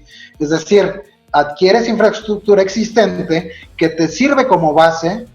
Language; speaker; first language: Spanish; native; Spanish